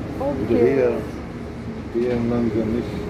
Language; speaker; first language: German; non-native, learner; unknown